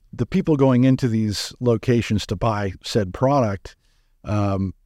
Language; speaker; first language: English; native; English